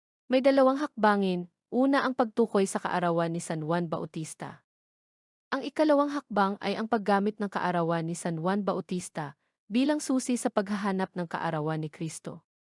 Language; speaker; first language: Filipino; native; Filipino